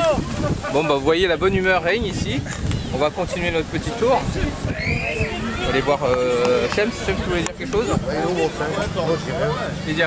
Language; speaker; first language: French; native; French